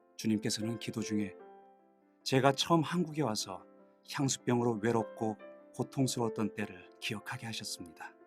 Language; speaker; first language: Korean; non-native, fluent; Nepali